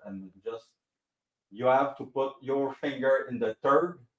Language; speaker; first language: English; non-native, learner; French